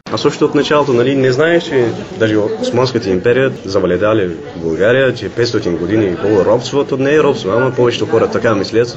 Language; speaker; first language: Bulgarian; non-native, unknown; Turkish